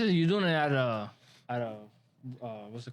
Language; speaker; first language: English; early bilingual, other home language; Spanish